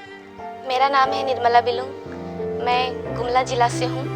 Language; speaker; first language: Hindi; non-native, local second language; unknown